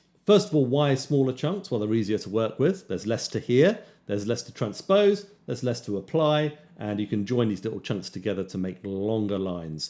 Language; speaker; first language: English; native; English